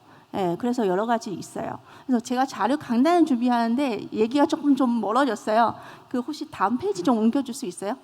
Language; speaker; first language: Korean; non-native, fluent; Chinese